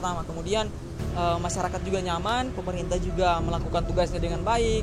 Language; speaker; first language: Indonesian; native; Indonesian